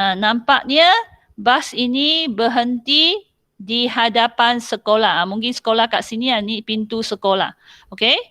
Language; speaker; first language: Malay; non-native, local second language; Chinese